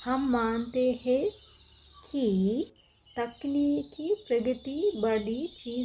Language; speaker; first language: Hindi; non-native, fluent; Sinhala